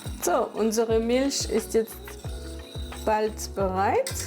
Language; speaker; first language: German; non-native, fluent; French